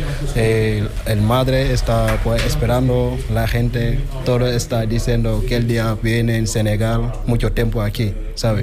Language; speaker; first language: Spanish; non-native, learner; Wolof